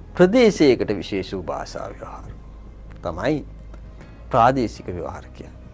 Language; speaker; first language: Sinhala; native; Sinhala